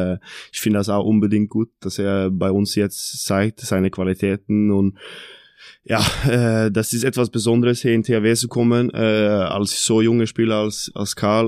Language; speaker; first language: German; non-native, fluent; Norwegian